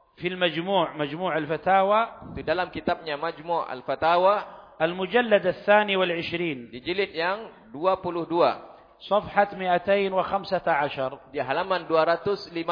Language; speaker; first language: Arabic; non-native, fluent; Indonesian